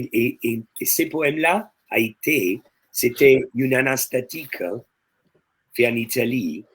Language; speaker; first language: French; non-native, fluent; Italian